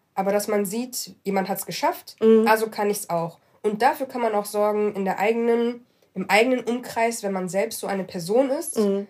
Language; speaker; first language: German; early bilingual, other home language; Arabic